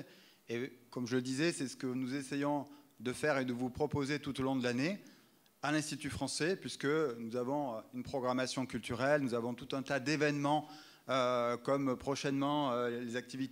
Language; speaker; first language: French; native; French